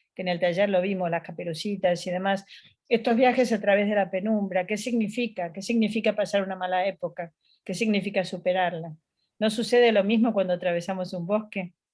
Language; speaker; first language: Spanish; native; Spanish